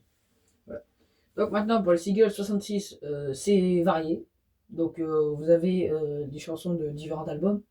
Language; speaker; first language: French; native; French